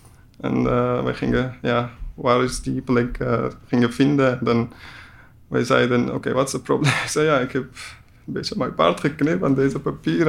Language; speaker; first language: Dutch; non-native, learner; Persian